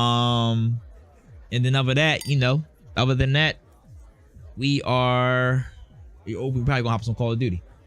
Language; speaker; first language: English; native; English